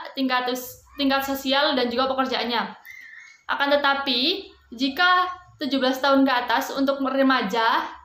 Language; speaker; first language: Indonesian; non-native, local second language; Javanese